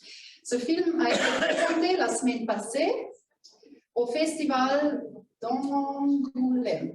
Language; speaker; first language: French; non-native, fluent; German